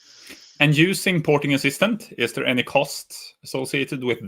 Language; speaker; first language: English; non-native, fluent; Swedish